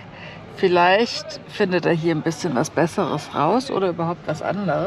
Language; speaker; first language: German; native; German